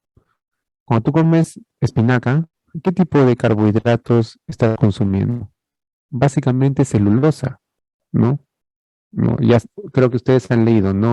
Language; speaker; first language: Spanish; native; Spanish